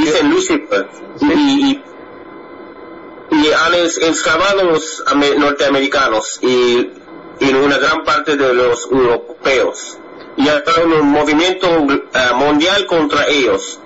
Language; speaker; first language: Spanish; non-native, fluent; English